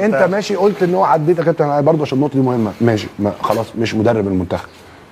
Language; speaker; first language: Arabic; native; Arabic